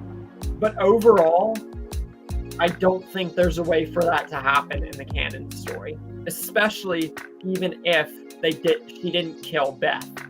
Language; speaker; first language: English; native; English